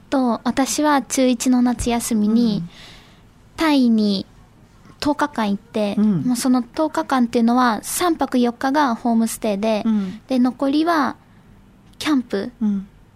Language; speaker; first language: Japanese; native; Japanese